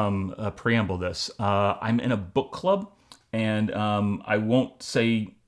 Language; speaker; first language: English; native; English